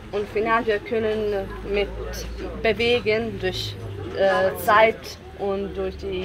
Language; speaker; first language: German; non-native, learner; Bosnian